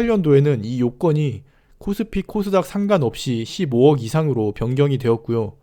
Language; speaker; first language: Korean; native; Korean